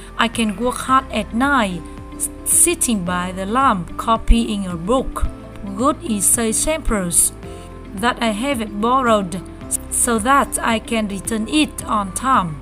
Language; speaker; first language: English; non-native, learner; Vietnamese